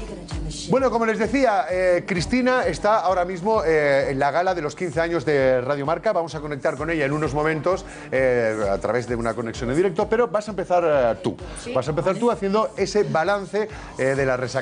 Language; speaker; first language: Spanish; native; Spanish